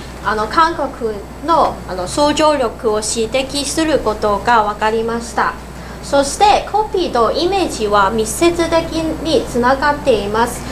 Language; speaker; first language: Japanese; non-native, learner; Cantonese